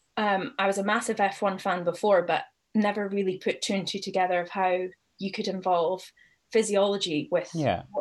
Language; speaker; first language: English; native; English